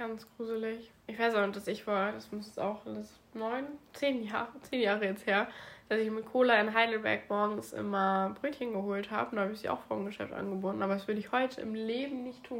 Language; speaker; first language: German; native; German